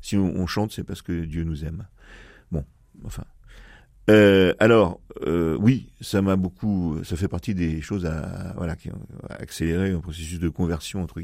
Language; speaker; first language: French; native; French